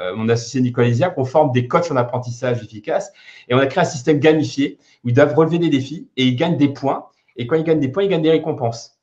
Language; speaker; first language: French; native; French